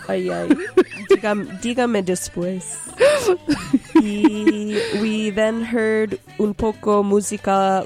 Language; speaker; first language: Spanish; non-native, local second language; English